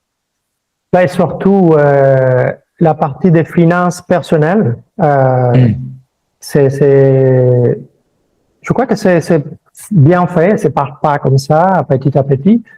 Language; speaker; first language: French; early bilingual, other home language; Spanish